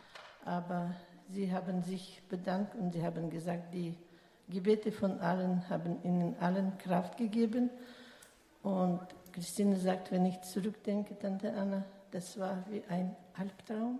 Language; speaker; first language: German; early bilingual, heritage; German